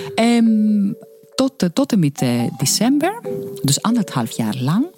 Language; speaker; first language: Dutch; non-native, fluent; Greek